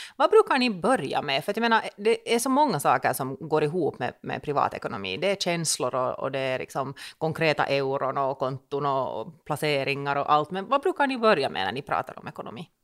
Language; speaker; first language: Swedish; native; Swedish